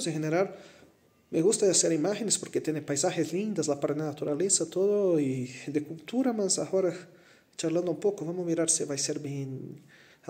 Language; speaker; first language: Spanish; non-native, fluent; Portuguese